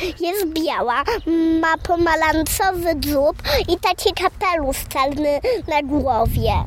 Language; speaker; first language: Polish; native; Polish